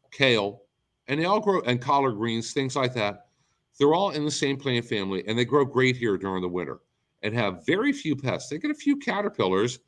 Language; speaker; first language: English; native; English